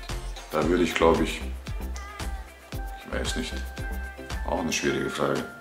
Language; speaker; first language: German; early bilingual, other home language; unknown